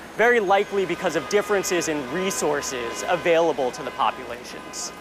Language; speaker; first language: English; native; English